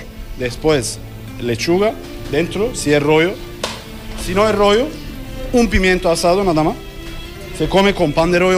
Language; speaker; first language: Spanish; non-native, learner; Turkish